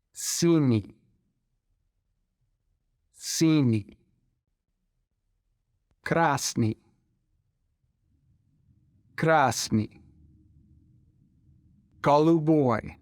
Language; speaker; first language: Russian; non-native, fluent; English